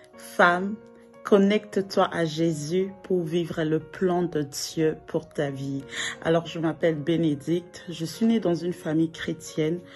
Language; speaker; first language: French; non-native, local second language; Lingala